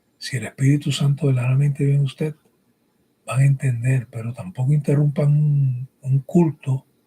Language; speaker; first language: Spanish; early bilingual, heritage; Spanish